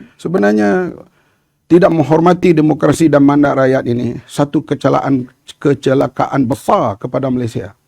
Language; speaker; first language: Malay; native; Malay